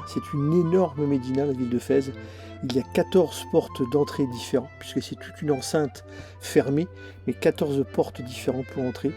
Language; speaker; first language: French; native; French